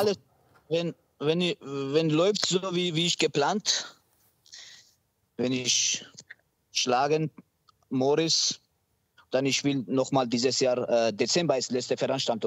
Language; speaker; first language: German; non-native, learner; Georgian